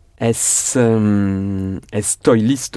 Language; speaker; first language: Spanish; non-native, learner; French